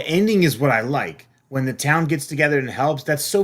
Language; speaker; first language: English; native; English